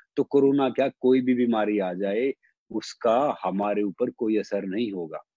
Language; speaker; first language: Hindi; native; Hindi